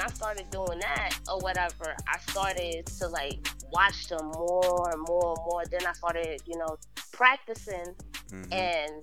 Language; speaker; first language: English; native; English